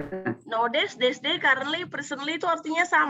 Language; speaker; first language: English; non-native, local second language; Indonesian